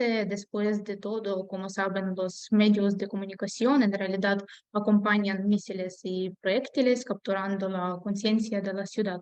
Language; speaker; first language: Spanish; non-native, fluent; Ukrainian